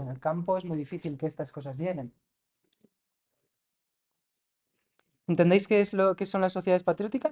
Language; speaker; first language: Spanish; native; Spanish